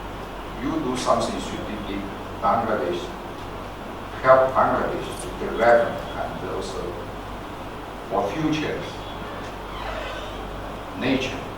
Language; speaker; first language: English; non-native, learner; Chinese